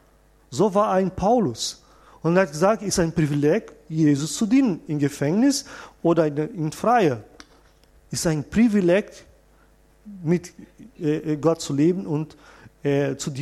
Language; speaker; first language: German; non-native, fluent; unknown